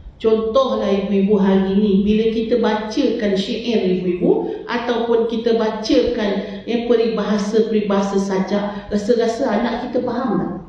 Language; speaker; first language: Malay; native; Malay